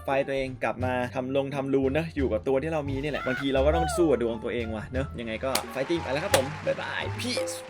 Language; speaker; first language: Thai; native; Thai